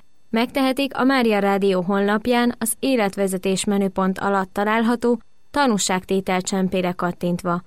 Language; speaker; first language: Hungarian; native; Hungarian